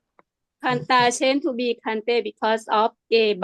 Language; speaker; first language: English; non-native, learner; Thai